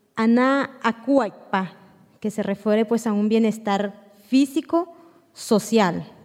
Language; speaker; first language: Spanish; non-native, local second language; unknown